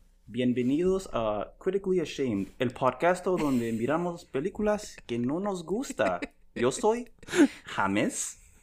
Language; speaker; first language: Spanish; non-native, learner; English